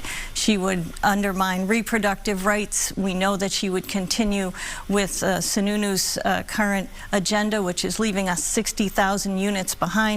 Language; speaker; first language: English; native; English